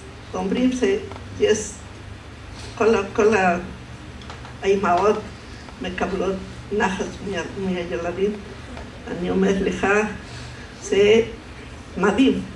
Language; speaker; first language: Hebrew; non-native, fluent; Spanish